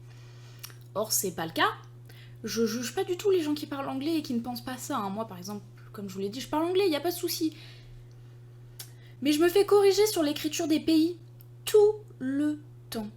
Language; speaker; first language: French; native; French